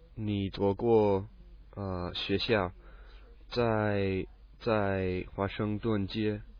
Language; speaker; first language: Chinese; non-native, learner; English